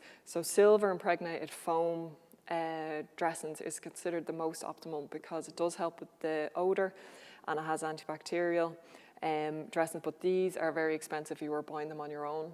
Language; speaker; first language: English; native; English